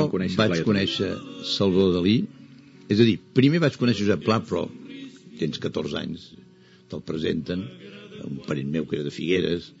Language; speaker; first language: Catalan; native; Catalan